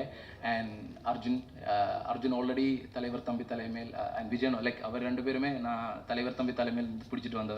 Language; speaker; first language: Tamil; non-native, learner; Malayalam